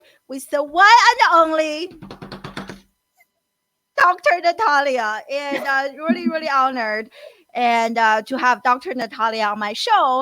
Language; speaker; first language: English; non-native, fluent; Chinese